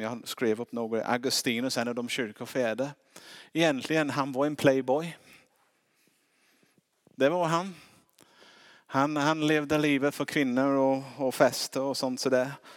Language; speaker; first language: Swedish; non-native, fluent; English